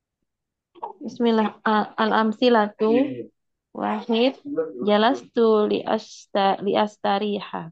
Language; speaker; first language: Arabic; non-native, learner; Indonesian